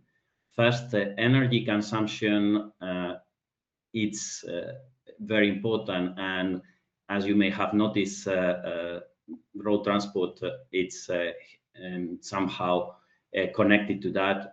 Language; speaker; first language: English; non-native, fluent; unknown